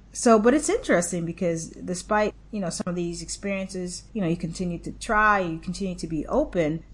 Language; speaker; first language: English; native; English